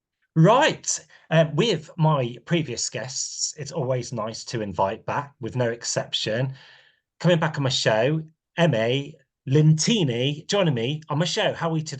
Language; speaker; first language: English; native; English